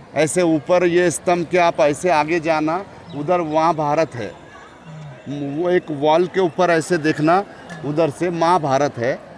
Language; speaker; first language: Hindi; non-native, local second language; Marathi